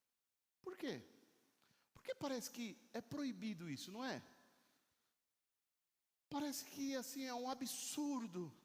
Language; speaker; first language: Portuguese; native; Portuguese